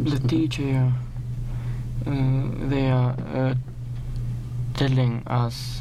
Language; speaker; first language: English; non-native, learner; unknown